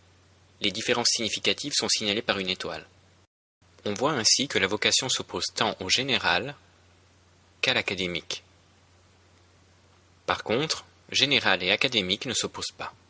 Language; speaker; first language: French; native; French